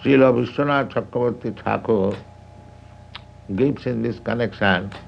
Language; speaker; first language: English; non-native, local second language; Bangla